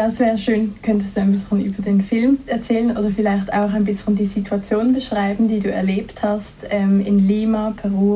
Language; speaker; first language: German; native; German